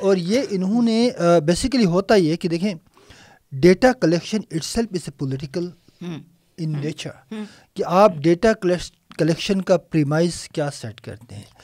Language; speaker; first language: Urdu; non-native, local second language; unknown